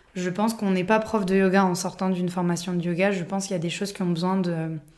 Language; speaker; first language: French; native; French